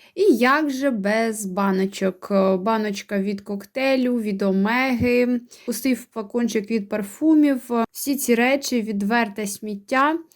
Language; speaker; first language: Ukrainian; non-native, local second language; Russian